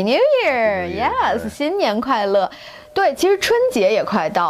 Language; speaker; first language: Chinese; native; Chinese